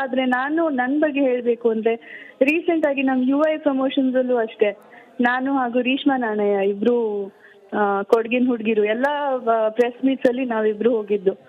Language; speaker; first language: Kannada; non-native, local second language; Kodava